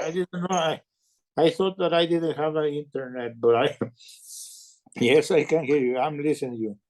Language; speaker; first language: English; non-native, learner; Spanish